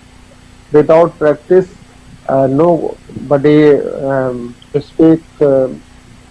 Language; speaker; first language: English; non-native, learner; Hindi